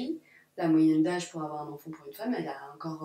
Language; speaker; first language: French; native; French